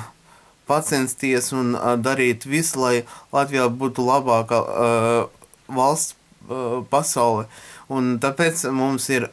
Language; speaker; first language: Latvian; non-native, local second language; Russian